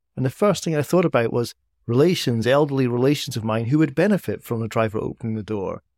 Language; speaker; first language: English; native; English